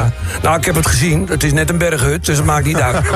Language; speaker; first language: Dutch; native; Dutch